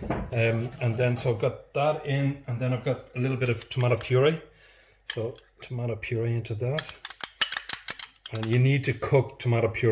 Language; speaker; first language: English; native; English